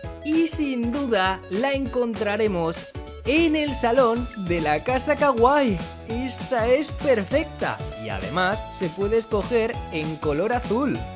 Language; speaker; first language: Spanish; native; Spanish